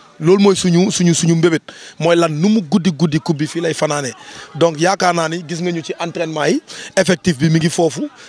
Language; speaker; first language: Wolof; native; Wolof